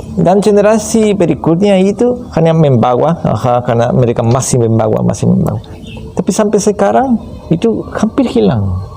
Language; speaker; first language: Indonesian; non-native, fluent; Spanish